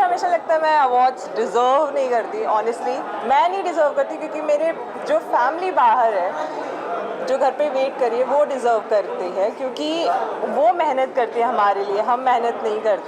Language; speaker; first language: Hindi; native; Hindi